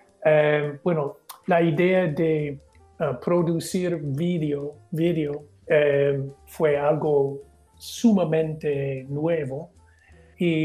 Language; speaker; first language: Spanish; non-native, fluent; English